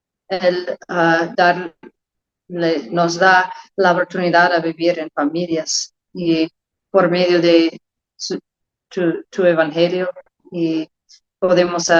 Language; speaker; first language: Spanish; non-native, learner; English